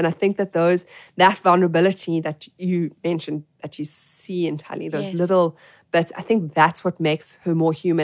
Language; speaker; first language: English; native; English